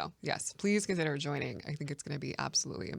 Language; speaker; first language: English; native; English